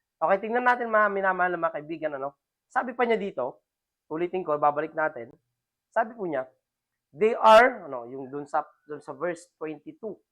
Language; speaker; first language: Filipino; non-native, local second language; Iloko